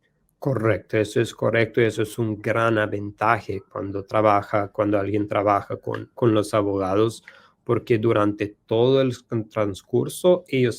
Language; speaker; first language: Spanish; non-native, learner; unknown